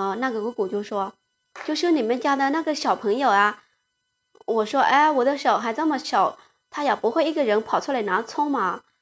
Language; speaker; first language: Chinese; non-native, fluent; Lao